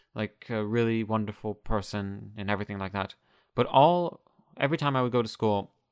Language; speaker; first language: English; native; English